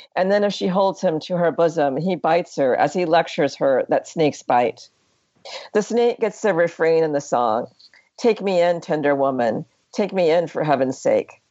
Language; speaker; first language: English; native; English